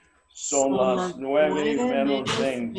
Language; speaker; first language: Spanish; non-native, learner; English